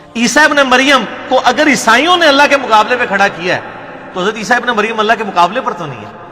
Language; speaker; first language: Urdu; non-native, local second language; Punjabi